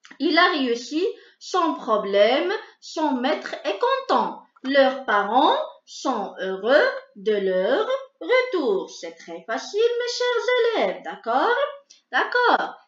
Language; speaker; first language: French; non-native, local second language; Arabic